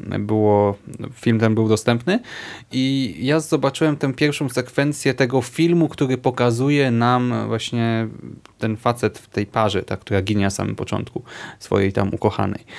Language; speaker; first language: Polish; native; Polish